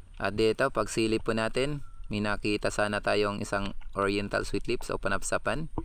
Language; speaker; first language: Filipino; non-native, local second language; Waray